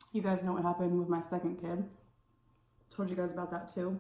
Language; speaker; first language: English; native; English